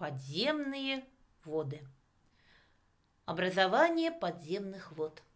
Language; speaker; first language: Russian; native; Russian